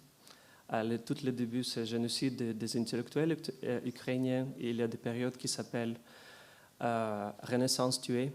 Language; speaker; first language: French; non-native, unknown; Ukrainian